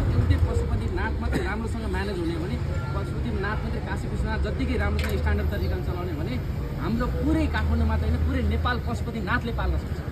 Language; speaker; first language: Nepali; native; Nepali